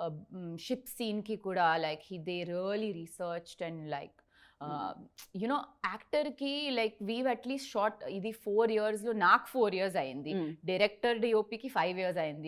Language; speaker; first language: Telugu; non-native, learner; Tulu